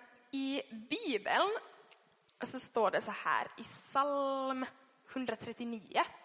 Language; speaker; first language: Swedish; native; Swedish